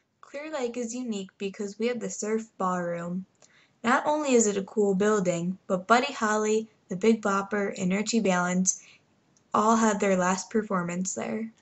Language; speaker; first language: English; native; English